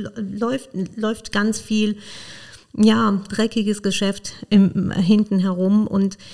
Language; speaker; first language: German; non-native, fluent; Persian